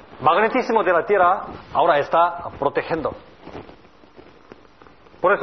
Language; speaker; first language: Spanish; non-native, learner; Korean